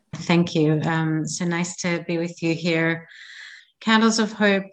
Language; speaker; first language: English; native; English